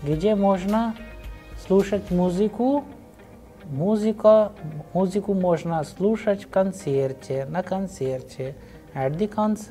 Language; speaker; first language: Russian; non-native, fluent; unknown